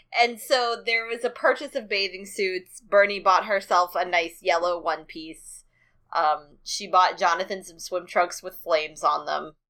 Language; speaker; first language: English; native; English